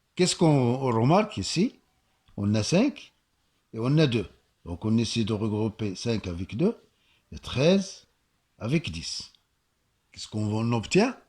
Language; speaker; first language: French; non-native, local second language; Arabic